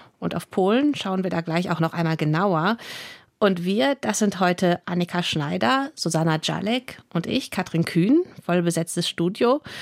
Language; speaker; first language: German; native; German